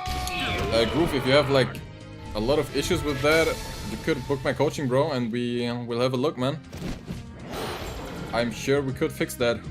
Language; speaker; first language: English; non-native, fluent; German